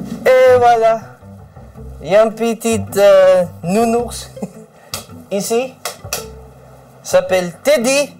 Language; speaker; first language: French; non-native, learner; English